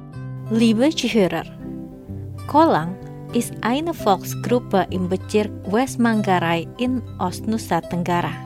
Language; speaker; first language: German; non-native, fluent; Indonesian